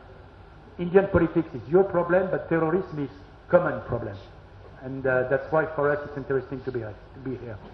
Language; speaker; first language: English; non-native, learner; French